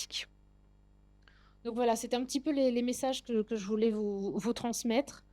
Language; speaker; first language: French; native; French